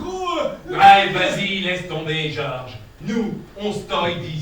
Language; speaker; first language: French; native; French